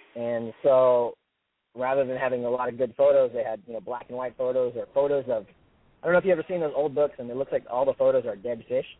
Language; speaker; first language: English; native; English